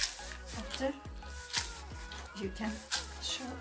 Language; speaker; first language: English; non-native, learner; Turkish